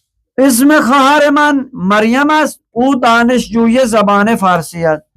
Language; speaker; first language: Persian; non-native, fluent; Urdu